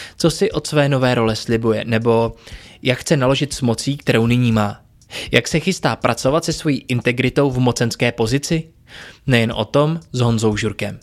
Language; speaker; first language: Czech; native; Czech